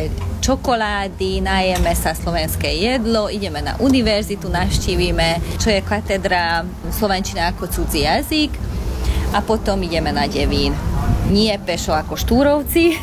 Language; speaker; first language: Slovak; non-native, local second language; Hungarian